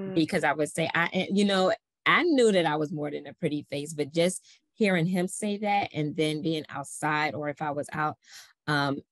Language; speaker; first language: English; native; English